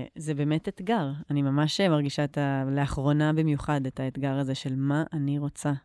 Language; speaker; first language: Hebrew; native; Hebrew